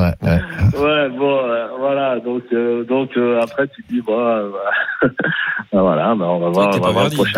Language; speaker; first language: French; native; French